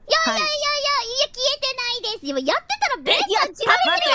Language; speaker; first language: Japanese; native; Japanese